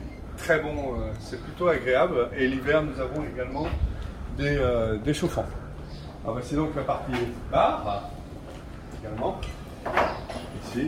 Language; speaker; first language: French; native; French